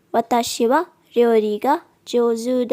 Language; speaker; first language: Japanese; non-native, fluent; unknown